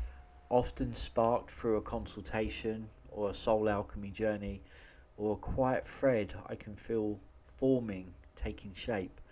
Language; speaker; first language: English; native; English